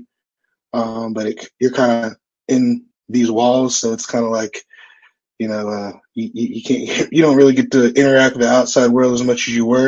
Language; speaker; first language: English; native; English